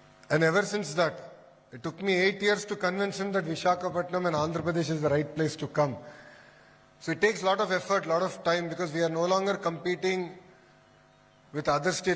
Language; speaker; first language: English; non-native, local second language; Telugu